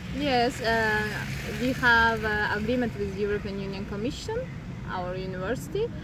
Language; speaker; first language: English; non-native, learner; Turkmen